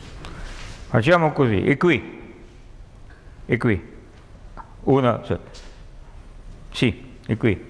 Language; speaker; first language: Italian; non-native, learner; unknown